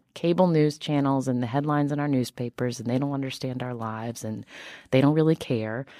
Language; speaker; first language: English; native; English